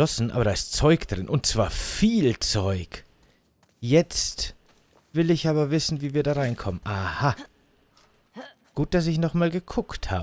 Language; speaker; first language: German; native; German